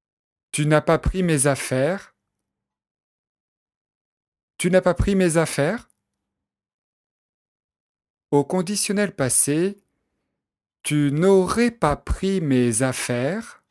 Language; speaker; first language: French; native; French